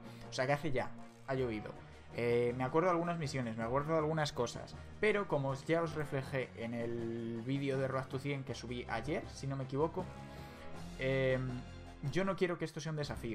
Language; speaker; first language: Spanish; native; Spanish